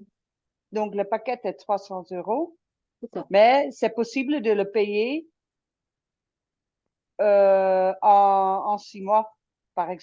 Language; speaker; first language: French; non-native, fluent; Dutch